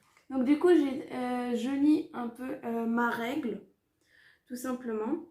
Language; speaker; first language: French; native; French